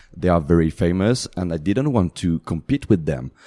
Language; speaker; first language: English; non-native, fluent; French